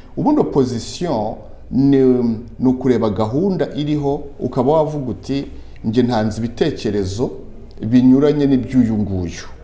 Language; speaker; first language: Kinyarwanda; native; Kinyarwanda